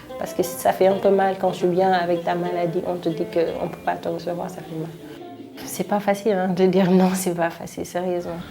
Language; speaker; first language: French; non-native, local second language; Wolof